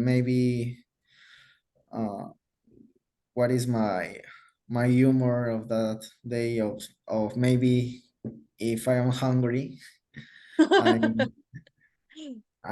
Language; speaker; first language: English; non-native, learner; Spanish